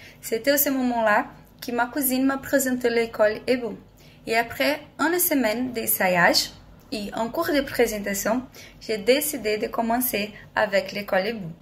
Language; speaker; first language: French; non-native, fluent; Portuguese